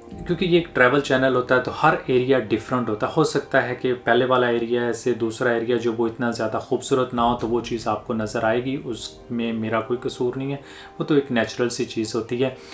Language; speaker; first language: Urdu; native; Urdu